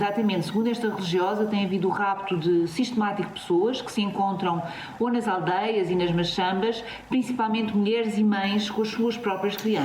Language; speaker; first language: Portuguese; native; Portuguese